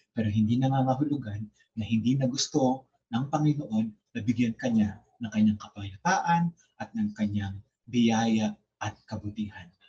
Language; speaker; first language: Filipino; native; Filipino